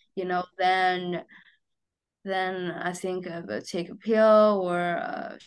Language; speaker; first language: English; non-native, fluent; Chinese